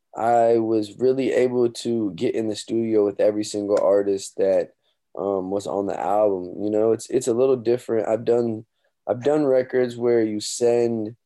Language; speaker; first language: English; native; English